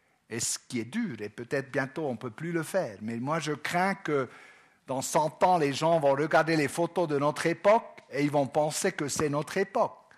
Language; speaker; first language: French; non-native, local second language; German